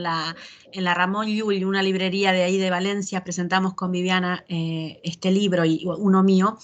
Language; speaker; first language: Spanish; native; Spanish